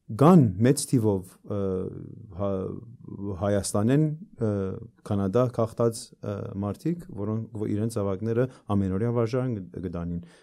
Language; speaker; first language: Armenian; early bilingual, heritage; Armenian